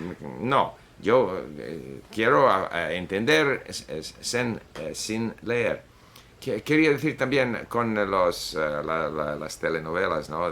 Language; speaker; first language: Spanish; non-native, fluent; Swedish